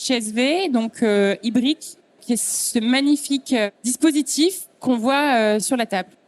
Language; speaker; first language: French; native; French